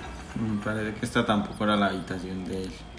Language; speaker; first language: Spanish; native; Spanish